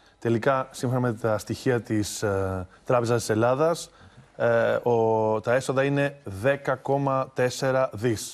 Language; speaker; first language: Greek; native; Greek